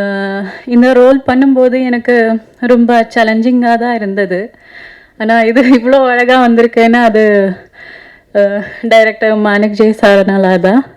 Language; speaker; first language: Tamil; non-native, fluent; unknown